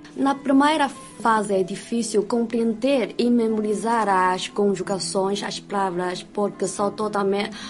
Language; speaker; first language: Portuguese; non-native, fluent; Chinese